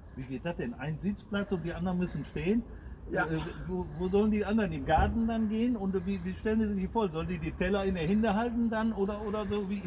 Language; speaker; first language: German; native; German